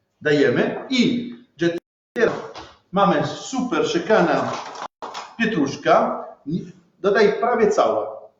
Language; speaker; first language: Polish; non-native, learner; Italian